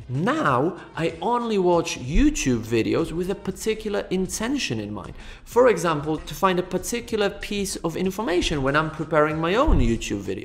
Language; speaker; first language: English; non-native, fluent; Polish